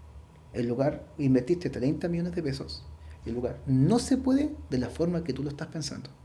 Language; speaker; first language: Spanish; native; Spanish